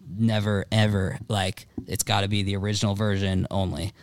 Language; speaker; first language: English; native; English